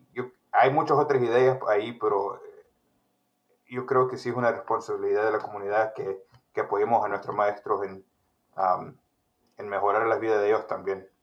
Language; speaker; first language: Spanish; early bilingual, heritage; Spanish